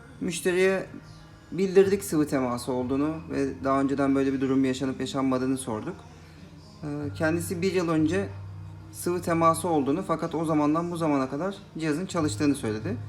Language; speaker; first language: Turkish; native; Turkish